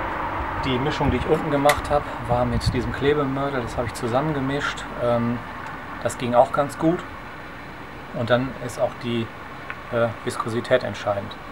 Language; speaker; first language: German; native; German